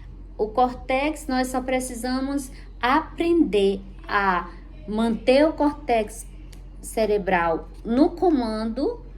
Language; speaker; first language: Portuguese; native; Portuguese